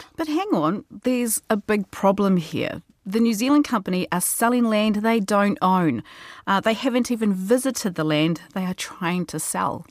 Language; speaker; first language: English; native; English